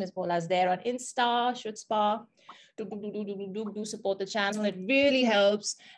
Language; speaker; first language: English; non-native, local second language; Hindi